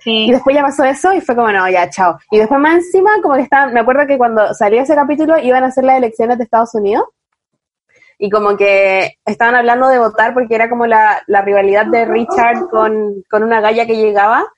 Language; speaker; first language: Spanish; native; Spanish